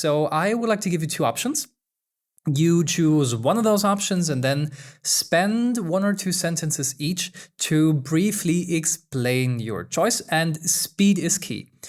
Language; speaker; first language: English; non-native, fluent; German